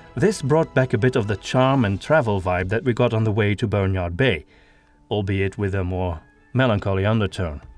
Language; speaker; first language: English; non-native, fluent; Dutch